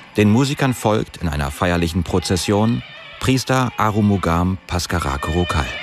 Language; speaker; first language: German; native; German